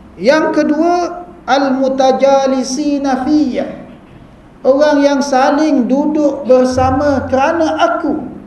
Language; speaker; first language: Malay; native; Malay